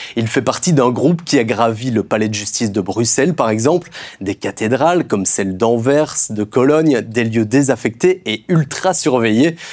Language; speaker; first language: French; native; French